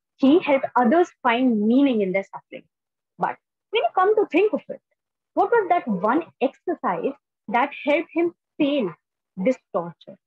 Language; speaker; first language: English; non-native, local second language; Hindi